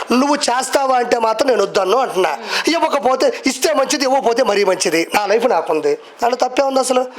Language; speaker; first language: Telugu; native; Telugu